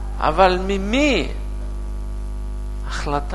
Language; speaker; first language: Hebrew; non-native, learner; Russian